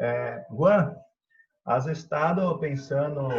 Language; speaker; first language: Spanish; non-native, fluent; Portuguese